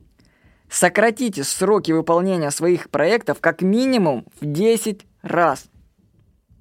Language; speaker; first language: Russian; native; Russian